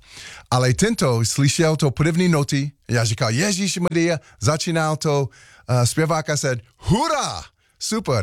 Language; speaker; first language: Czech; non-native, learner; English